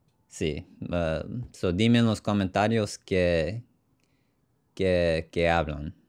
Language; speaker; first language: Spanish; non-native, learner; English